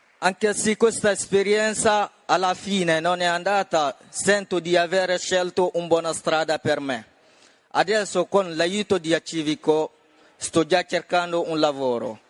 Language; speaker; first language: Italian; non-native, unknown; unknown